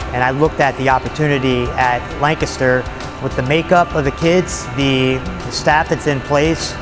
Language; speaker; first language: English; native; English